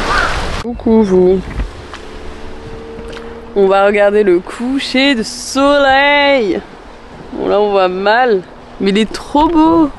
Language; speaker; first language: French; native; French